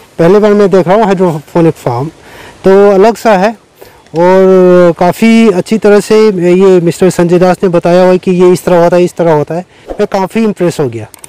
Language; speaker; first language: Hindi; non-native, local second language; Manipuri